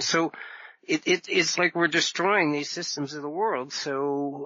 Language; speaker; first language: English; native; English